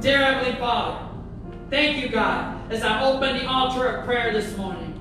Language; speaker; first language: English; early bilingual, other home language; Spanish